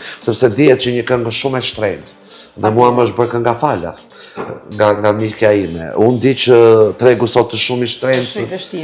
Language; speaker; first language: Albanian; native; Albanian